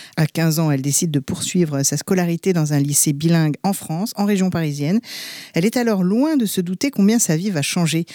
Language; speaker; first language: French; native; French